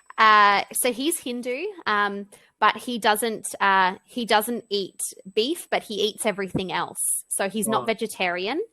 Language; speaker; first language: English; native; English